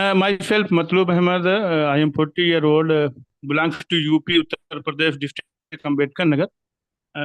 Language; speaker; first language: English; non-native, learner; Hindi